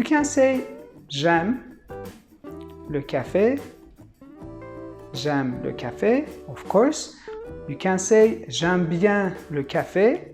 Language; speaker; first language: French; non-native, fluent; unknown